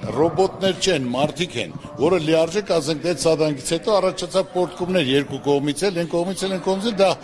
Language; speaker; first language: Armenian; native; Armenian